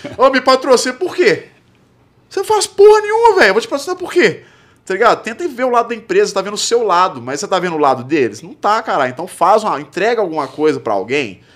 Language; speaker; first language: Portuguese; native; Portuguese